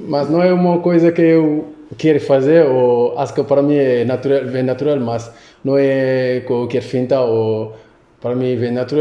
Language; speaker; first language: Portuguese; non-native, local second language; Wolof